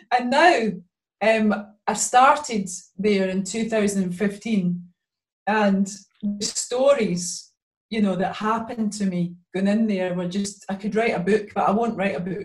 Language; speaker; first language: English; native; English